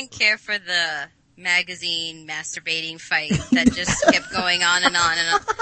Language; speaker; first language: English; native; English